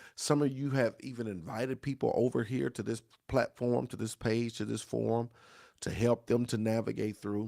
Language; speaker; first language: English; native; English